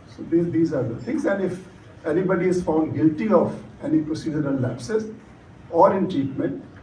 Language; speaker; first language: English; non-native, local second language; Bangla